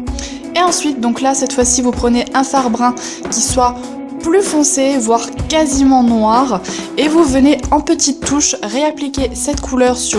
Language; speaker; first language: French; native; French